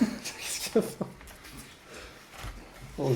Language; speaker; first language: French; native; French